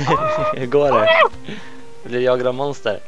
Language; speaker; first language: Swedish; native; Swedish